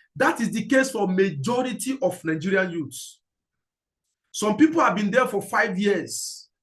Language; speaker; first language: English; non-native, local second language; Yoruba